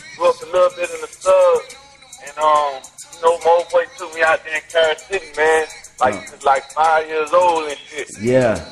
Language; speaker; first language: English; native; English